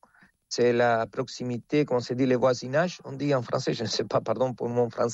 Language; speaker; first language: French; non-native, fluent; Spanish